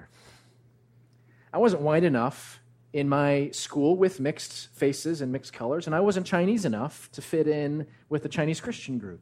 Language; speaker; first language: English; native; English